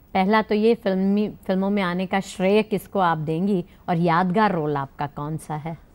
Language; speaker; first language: Hindi; native; Hindi